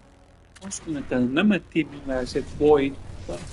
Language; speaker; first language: Finnish; non-native, learner; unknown